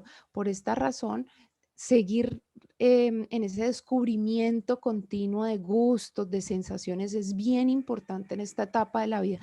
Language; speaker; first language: Spanish; native; Spanish